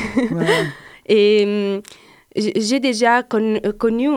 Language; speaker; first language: French; non-native, learner; Italian